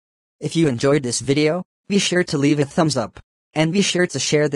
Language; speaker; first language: English; native; English